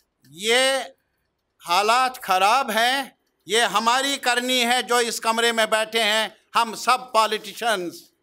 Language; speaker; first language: Urdu; native; Urdu